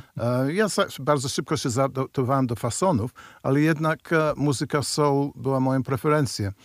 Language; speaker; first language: Polish; early bilingual, heritage; Polish